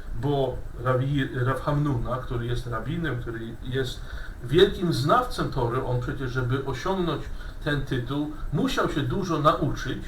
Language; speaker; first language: Polish; non-native, fluent; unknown